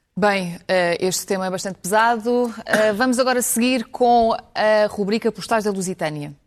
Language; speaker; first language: Portuguese; early bilingual, other home language; Ukrainian